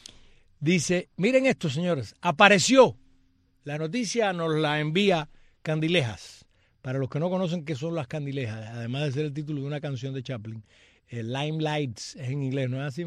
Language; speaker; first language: Spanish; native; Spanish